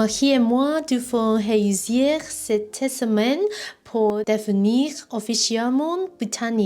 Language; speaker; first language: French; non-native, learner; Cantonese